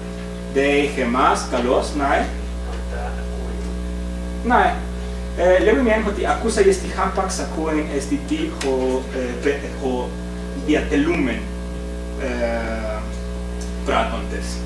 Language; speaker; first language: Greek; non-native, fluent; Spanish